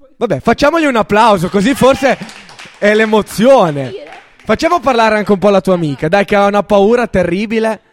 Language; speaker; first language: Italian; native; Italian